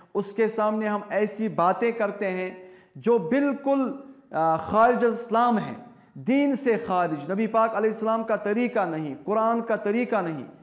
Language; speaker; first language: Hindi; non-native, local second language; Kashmiri